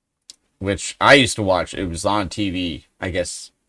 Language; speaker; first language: English; native; English